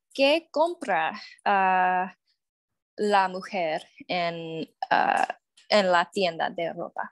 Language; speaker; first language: Spanish; non-native, learner; English